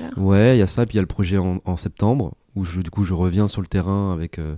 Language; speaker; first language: French; native; French